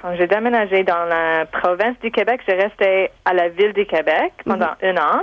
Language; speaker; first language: French; non-native, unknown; English